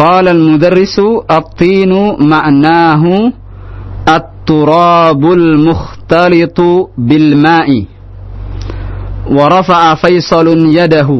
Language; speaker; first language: Arabic; non-native, fluent; Indonesian